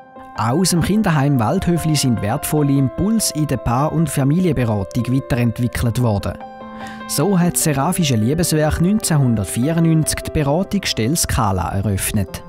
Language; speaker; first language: German; native; German